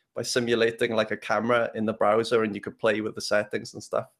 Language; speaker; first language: English; native; English